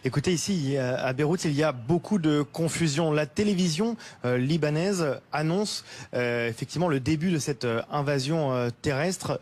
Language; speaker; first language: French; native; French